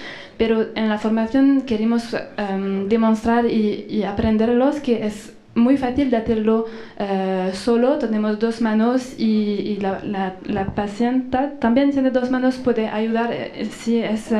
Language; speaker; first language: Spanish; non-native, fluent; French